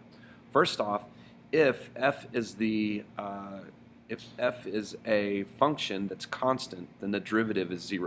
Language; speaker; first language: English; native; English